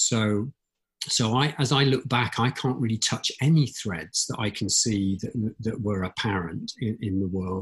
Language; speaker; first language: English; native; English